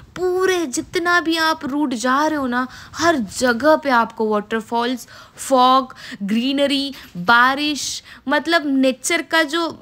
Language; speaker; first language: Hindi; non-native, local second language; Marathi